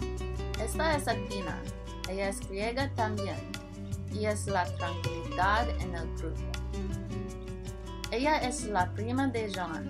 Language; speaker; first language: Spanish; non-native, learner; English